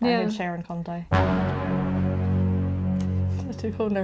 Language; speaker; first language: Irish; non-native, local second language; English